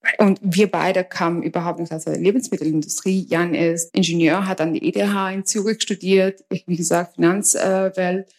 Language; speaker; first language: German; early bilingual, other home language; Albanian